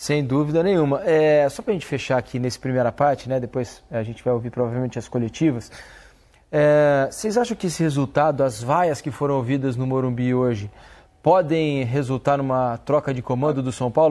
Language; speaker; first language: Portuguese; native; Portuguese